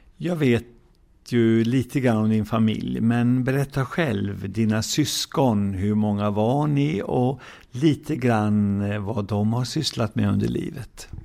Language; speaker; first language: Swedish; native; Swedish